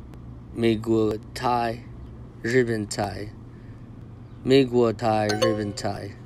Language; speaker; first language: Chinese; non-native, learner; English